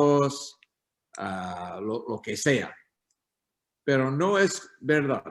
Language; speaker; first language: Spanish; non-native, learner; English